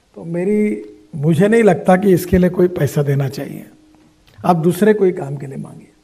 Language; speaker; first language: Hindi; non-native, local second language; Marathi